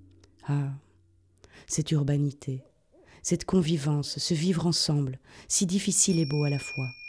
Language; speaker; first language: French; native; French